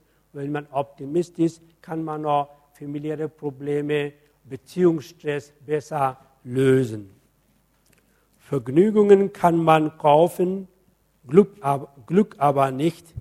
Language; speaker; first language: German; non-native, fluent; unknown